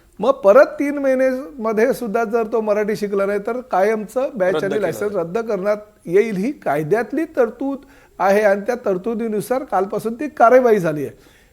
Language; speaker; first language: Marathi; native; Marathi